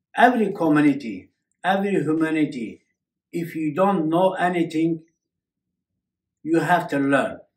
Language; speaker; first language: English; non-native, learner; Kurdish